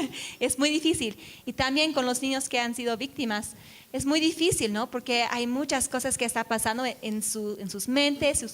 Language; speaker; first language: Spanish; non-native, fluent; English